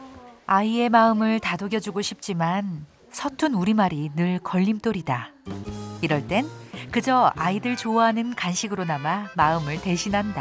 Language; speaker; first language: Korean; native; Korean